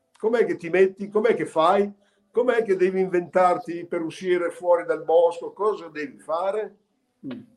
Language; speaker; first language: Italian; native; Italian